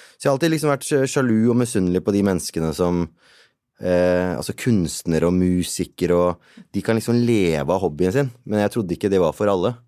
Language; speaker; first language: Norwegian; early bilingual, other home language; Punjabi